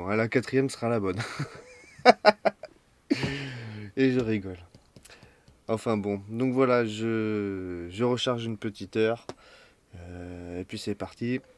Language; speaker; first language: French; native; French